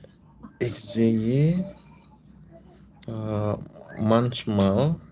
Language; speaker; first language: German; non-native, learner; Indonesian